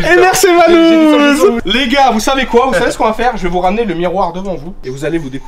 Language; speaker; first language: French; native; French